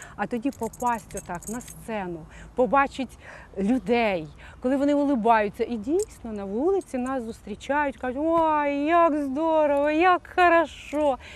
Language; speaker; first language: Ukrainian; non-native, fluent; Russian